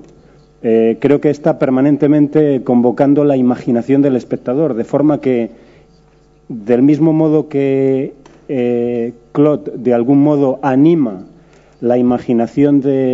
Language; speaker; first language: Spanish; native; Spanish